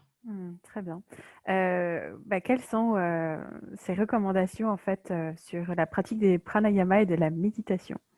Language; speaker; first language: French; native; French